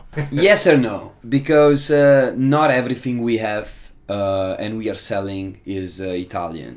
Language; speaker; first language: English; non-native, fluent; Italian